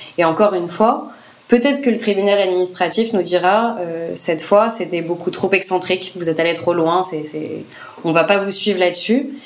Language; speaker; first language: French; native; French